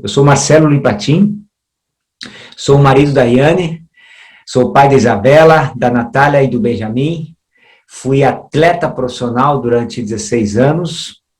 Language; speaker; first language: Portuguese; early bilingual, other home language; Spanish